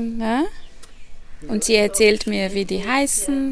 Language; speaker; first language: German; non-native, fluent; Portuguese